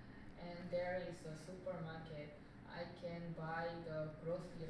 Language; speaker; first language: English; non-native, learner; Korean